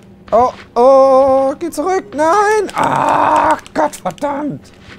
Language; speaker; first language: German; native; German